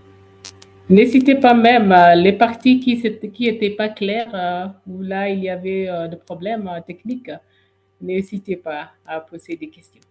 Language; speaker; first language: French; non-native, fluent; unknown